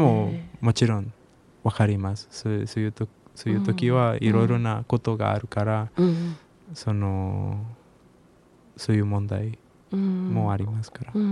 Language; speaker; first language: Japanese; non-native, learner; Spanish